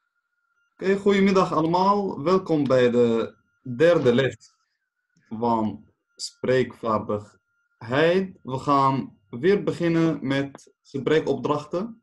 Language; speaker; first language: Dutch; non-native, fluent; Arabic